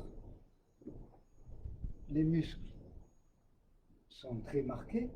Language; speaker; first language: French; native; French